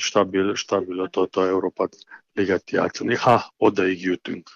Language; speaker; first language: Hungarian; non-native, learner; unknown